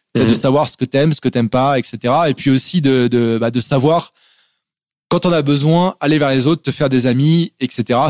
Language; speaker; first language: French; native; French